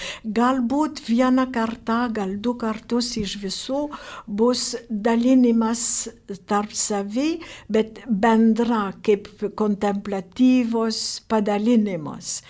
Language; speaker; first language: Lithuanian; non-native, fluent; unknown